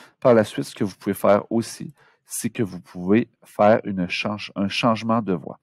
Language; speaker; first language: French; native; French